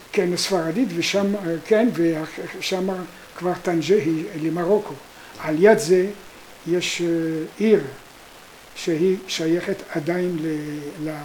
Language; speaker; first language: Hebrew; non-native, fluent; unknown